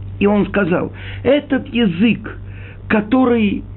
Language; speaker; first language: Russian; native; Russian